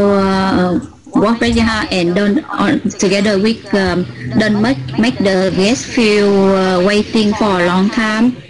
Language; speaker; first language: English; non-native, learner; Vietnamese